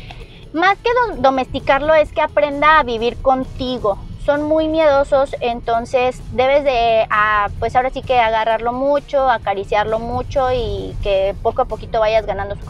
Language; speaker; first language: Spanish; native; Spanish